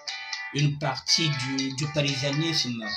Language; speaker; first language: French; non-native, local second language; Lingala